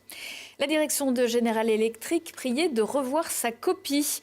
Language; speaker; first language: French; native; French